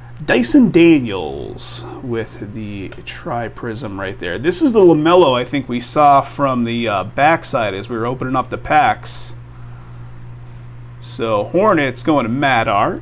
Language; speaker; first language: English; native; English